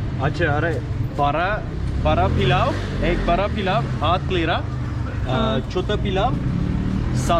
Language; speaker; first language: Hindi; non-native, learner; Turkish